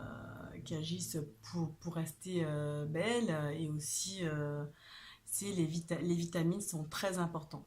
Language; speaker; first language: French; native; French